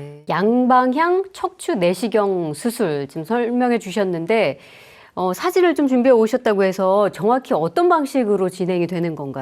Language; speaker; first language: Korean; native; Korean